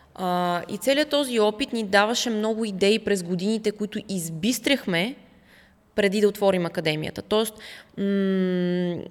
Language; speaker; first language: Bulgarian; early bilingual, other home language; Russian